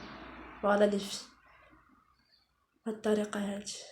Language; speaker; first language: Arabic; native; Arabic